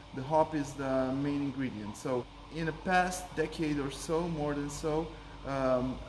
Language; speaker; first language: English; non-native, fluent; Serbian